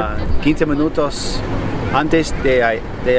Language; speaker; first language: Spanish; non-native, learner; English